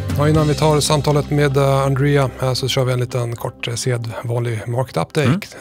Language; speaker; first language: Swedish; native; Swedish